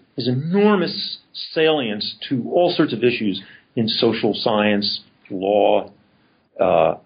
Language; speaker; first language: English; native; English